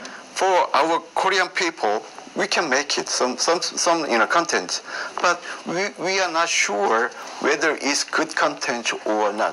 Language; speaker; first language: English; non-native, learner; Korean